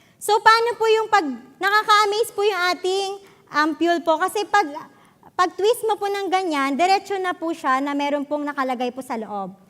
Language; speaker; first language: Filipino; native; Filipino